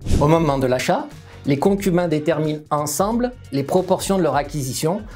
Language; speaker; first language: French; native; French